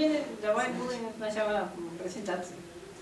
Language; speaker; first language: Russian; non-native, learner; Spanish